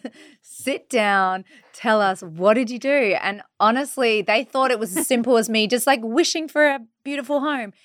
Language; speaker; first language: English; native; English